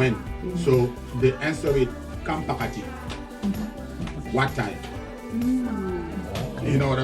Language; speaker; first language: English; non-native, fluent; Soninke